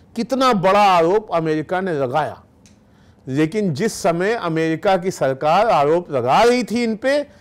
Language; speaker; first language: Hindi; native; Hindi